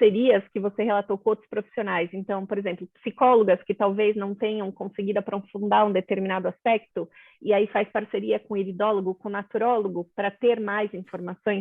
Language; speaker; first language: Portuguese; native; Portuguese